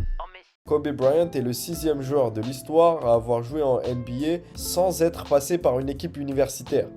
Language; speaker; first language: French; native; French